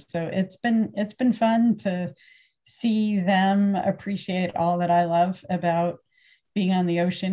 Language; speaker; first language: English; native; English